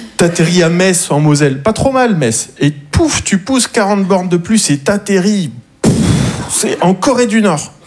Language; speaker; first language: French; native; French